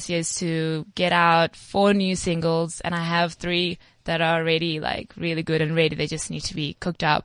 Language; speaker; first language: English; native; English